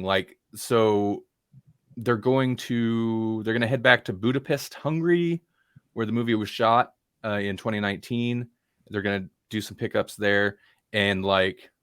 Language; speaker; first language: English; native; English